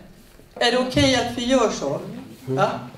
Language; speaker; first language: Swedish; native; Swedish